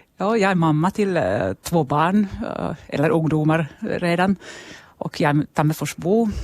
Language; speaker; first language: Swedish; non-native, local second language; Finnish